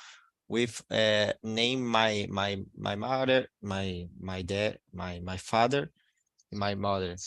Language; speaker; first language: English; non-native, learner; Portuguese